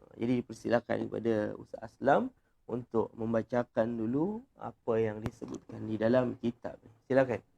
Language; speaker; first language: Malay; native; Malay